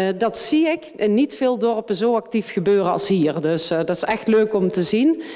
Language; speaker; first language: Dutch; native; Dutch